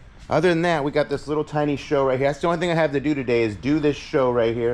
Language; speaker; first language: English; native; English